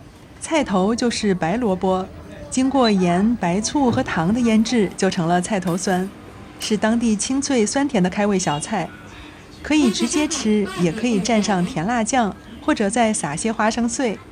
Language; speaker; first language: Chinese; native; Chinese